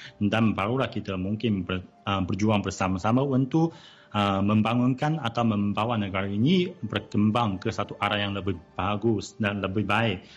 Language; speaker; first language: Malay; non-native, fluent; Chinese